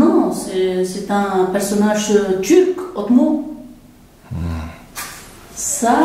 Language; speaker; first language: French; non-native, local second language; Arabic